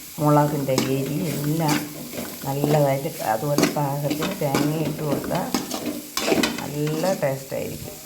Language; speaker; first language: Malayalam; native; Malayalam